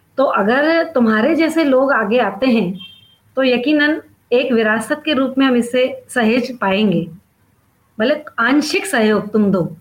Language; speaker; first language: Hindi; non-native, local second language; Sindhi